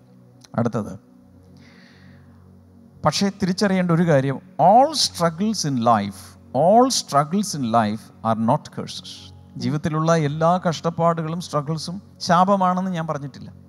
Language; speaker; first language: Malayalam; native; Malayalam